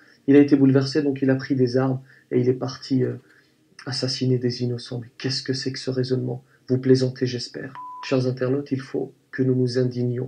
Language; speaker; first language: French; native; French